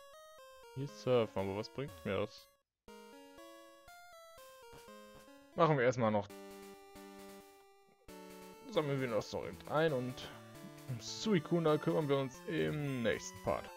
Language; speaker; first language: German; native; German